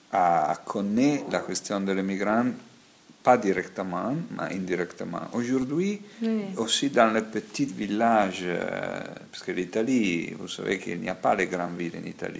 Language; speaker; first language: French; non-native, fluent; Italian